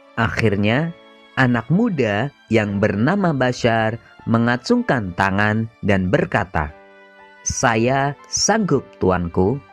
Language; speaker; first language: Indonesian; native; Indonesian